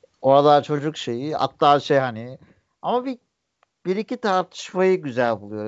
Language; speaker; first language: Turkish; native; Turkish